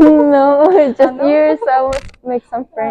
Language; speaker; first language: English; non-native, fluent; Japanese